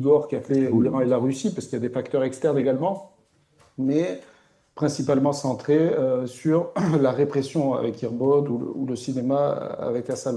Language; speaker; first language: French; native; French